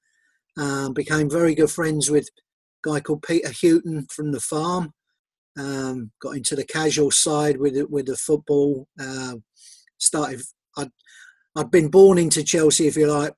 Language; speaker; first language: English; native; English